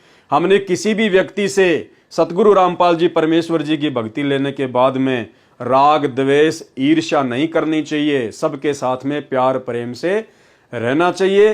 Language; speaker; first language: Hindi; native; Hindi